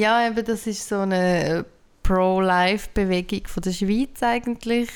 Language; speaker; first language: German; native; German